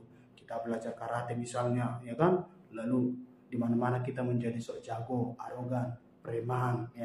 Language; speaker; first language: Indonesian; native; Indonesian